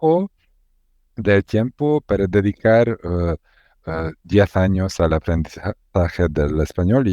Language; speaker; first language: Spanish; non-native, learner; Hungarian